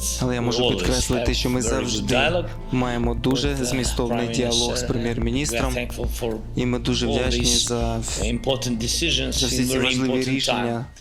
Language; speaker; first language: Ukrainian; non-native, local second language; Russian